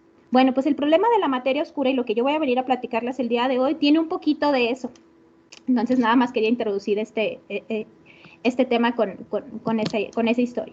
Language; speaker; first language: Spanish; native; Spanish